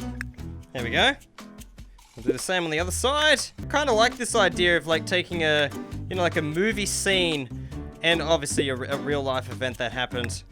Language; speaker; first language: English; native; English